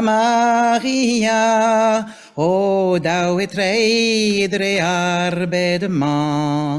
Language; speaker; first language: Welsh; non-native, fluent; French